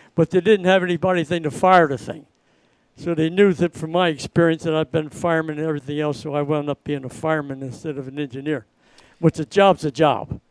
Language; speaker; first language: English; native; English